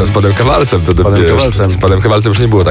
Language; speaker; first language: Polish; native; Polish